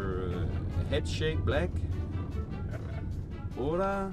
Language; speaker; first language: German; non-native, learner; Danish